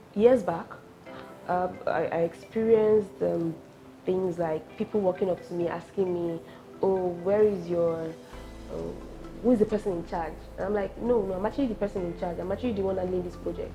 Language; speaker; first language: English; non-native, local second language; Yoruba